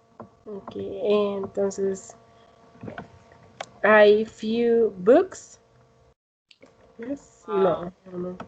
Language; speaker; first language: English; non-native, learner; Spanish